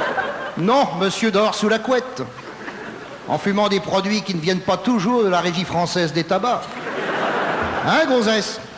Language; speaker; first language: French; native; French